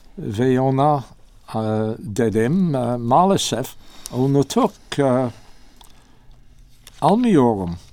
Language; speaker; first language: Turkish; non-native, learner; English